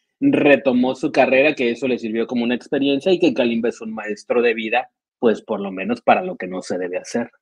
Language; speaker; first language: Spanish; native; Spanish